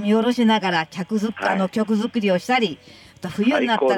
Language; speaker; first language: Japanese; native; Japanese